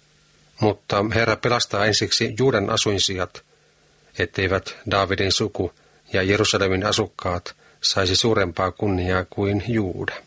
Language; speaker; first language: Finnish; native; Finnish